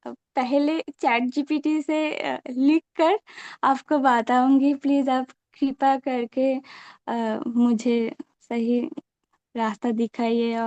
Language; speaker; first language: Hindi; non-native, local second language; Bangla